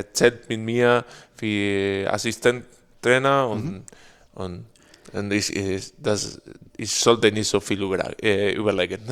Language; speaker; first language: German; non-native, learner; Spanish